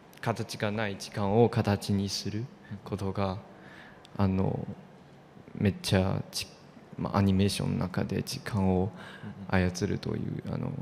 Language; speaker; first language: Japanese; non-native, fluent; Chinese